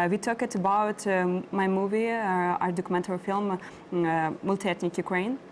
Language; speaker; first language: English; non-native, learner; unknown